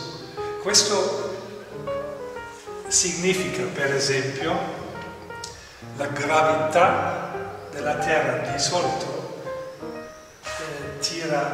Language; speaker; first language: Italian; non-native, fluent; German